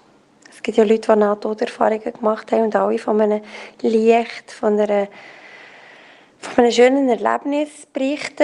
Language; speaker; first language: German; native; German